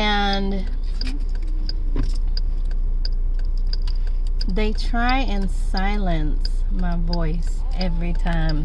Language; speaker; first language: English; native; English